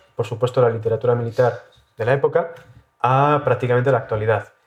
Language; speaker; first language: Spanish; native; Spanish